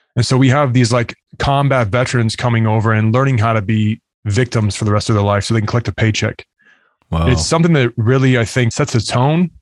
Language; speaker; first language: English; native; English